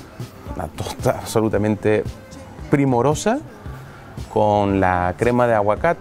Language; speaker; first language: Spanish; native; Spanish